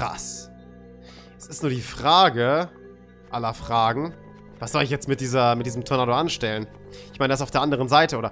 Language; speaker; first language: German; native; German